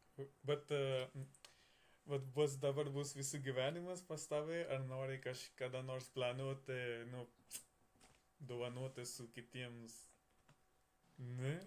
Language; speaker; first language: Lithuanian; non-native, learner; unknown